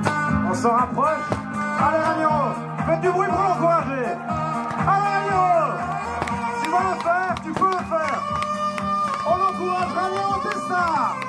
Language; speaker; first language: French; native; French